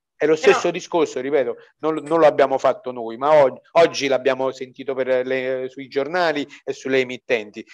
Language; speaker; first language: Italian; native; Italian